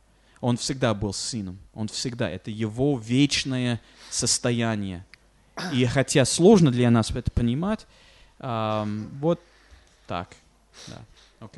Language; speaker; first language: Russian; non-native, fluent; English